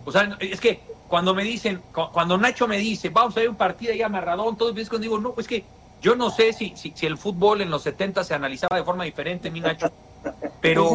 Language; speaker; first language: Spanish; native; Spanish